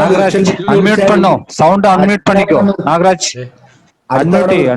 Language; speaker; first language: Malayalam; non-native, local second language; Tamil